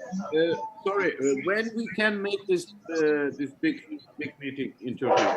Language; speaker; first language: English; non-native, learner; Turkish